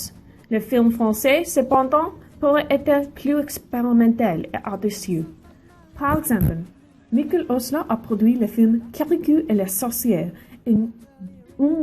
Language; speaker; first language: French; non-native, learner; English